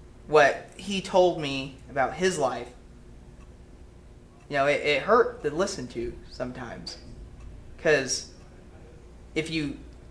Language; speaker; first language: English; native; English